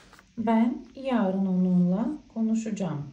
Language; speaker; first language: Turkish; non-native, fluent; Bulgarian